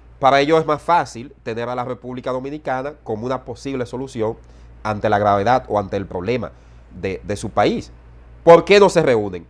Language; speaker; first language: Spanish; native; Spanish